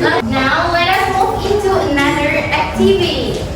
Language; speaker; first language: English; non-native, learner; Indonesian